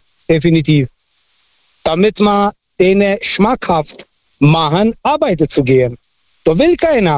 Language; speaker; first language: German; non-native, fluent; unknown